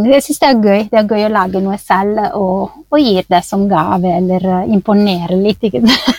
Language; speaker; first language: Norwegian; non-native, fluent; Italian